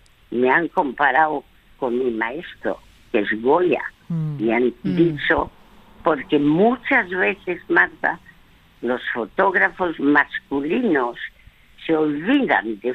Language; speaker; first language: Spanish; early bilingual, other home language; French